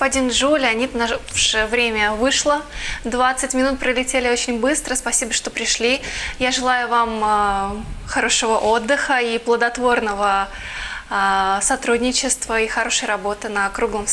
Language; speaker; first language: Russian; native; Russian